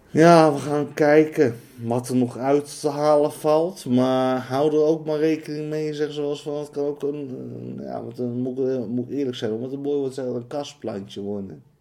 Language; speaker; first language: Dutch; native; Dutch